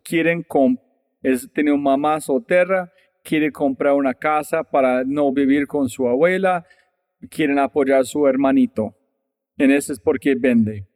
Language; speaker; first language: Spanish; non-native, fluent; English